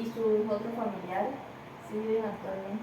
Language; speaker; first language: Spanish; native; Spanish